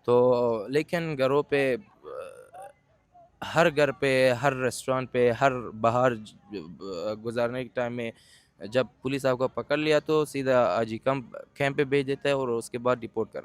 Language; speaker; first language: Hindi; non-native, fluent; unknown